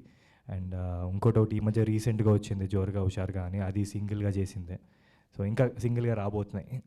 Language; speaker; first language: Telugu; native; Telugu